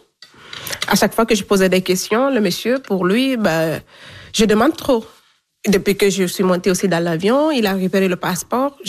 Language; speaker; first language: French; non-native, local second language; Fula